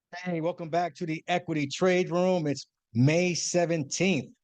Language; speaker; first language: English; native; English